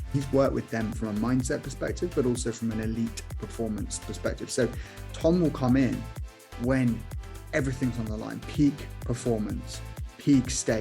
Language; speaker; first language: English; native; English